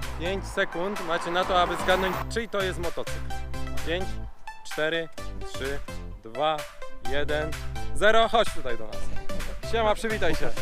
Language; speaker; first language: Polish; native; Polish